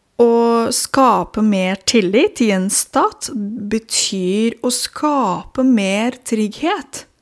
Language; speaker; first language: Norwegian; non-native, fluent; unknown